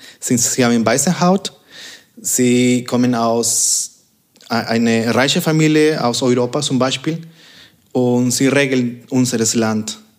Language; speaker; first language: German; non-native, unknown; Spanish